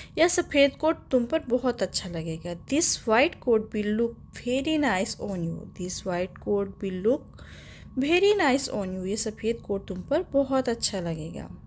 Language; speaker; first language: Hindi; native; Hindi